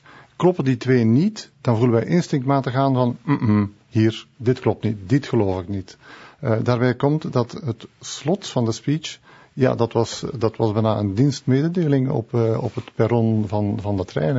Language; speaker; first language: Dutch; native; Dutch